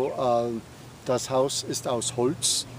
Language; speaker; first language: German; non-native, fluent; English